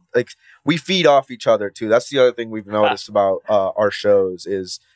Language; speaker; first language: English; non-native, fluent; Spanish